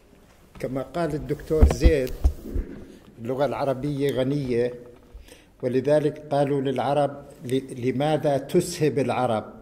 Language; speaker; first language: Arabic; native; Arabic